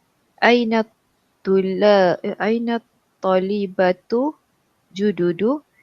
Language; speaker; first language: Arabic; non-native, learner; Malay